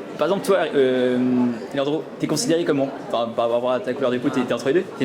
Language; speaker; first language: French; native; French